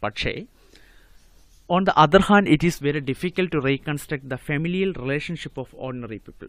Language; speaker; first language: English; non-native, local second language; Malayalam